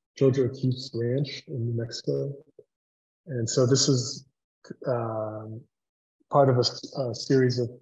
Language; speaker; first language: English; native; English